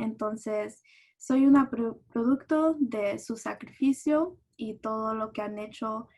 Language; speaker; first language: Spanish; early bilingual, heritage; Spanish